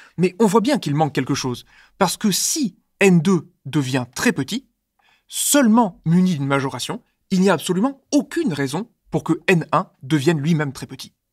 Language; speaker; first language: French; native; French